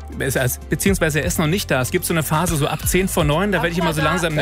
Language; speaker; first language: German; native; German